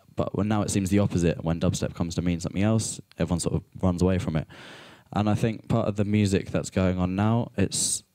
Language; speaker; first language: English; native; English